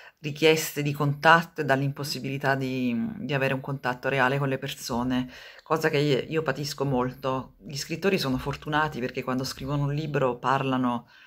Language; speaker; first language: Italian; native; Italian